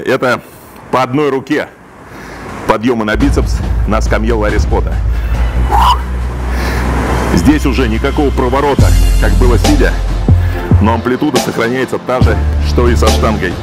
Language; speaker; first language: Russian; native; Russian